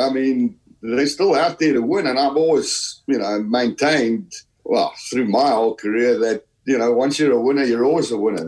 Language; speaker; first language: English; native; English